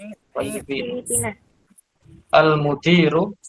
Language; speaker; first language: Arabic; non-native, fluent; Indonesian